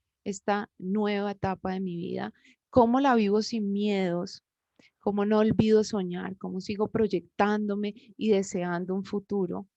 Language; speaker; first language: Spanish; native; Spanish